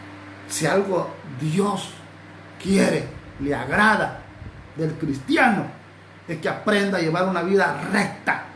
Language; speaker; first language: Spanish; native; Spanish